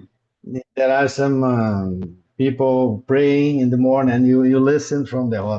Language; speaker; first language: English; non-native, learner; Portuguese